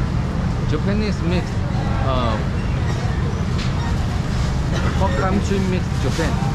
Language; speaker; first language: English; non-native, learner; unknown